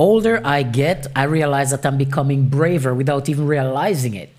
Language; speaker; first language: English; non-native, local second language; Jamaican Creole English